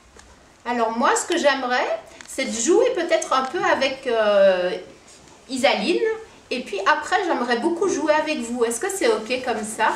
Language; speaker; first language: French; native; French